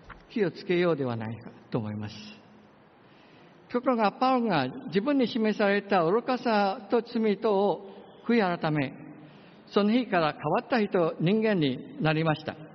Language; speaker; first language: Japanese; non-native, fluent; English